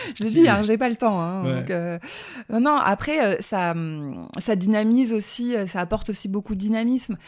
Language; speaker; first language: French; native; French